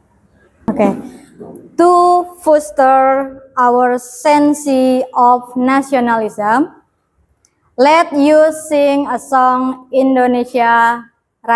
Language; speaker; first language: English; non-native, learner; Indonesian